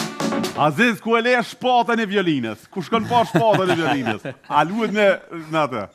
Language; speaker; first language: Albanian; native; Albanian